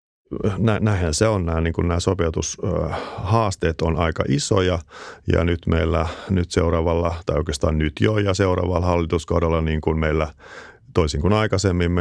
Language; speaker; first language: Finnish; native; Finnish